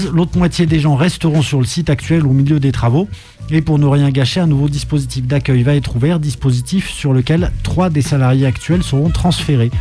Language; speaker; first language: French; native; French